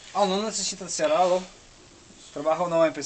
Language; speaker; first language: Spanish; non-native, learner; English